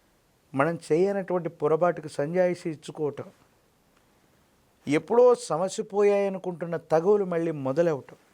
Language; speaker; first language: Telugu; native; Telugu